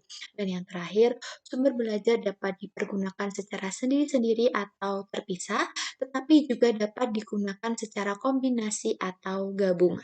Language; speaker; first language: Indonesian; native; Indonesian